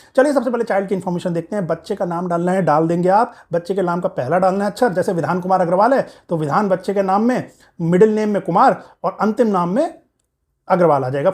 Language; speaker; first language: Hindi; native; Hindi